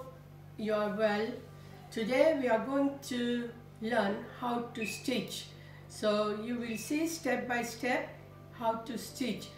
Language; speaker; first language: English; non-native, fluent; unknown